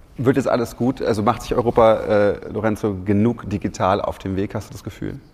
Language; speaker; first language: German; native; German